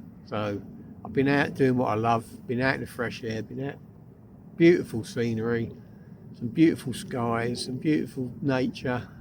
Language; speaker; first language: English; native; English